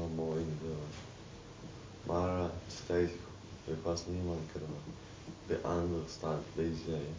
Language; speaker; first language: Dutch; non-native, learner; Arabic